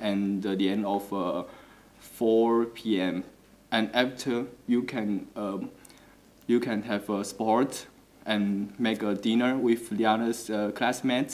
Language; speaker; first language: English; non-native, learner; Chinese